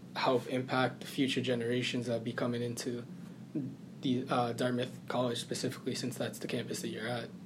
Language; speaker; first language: English; native; English